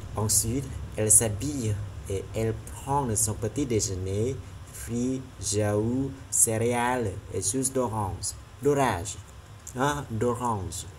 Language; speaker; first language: French; non-native, learner; Vietnamese